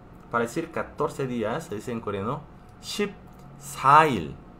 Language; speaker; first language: Spanish; non-native, fluent; Korean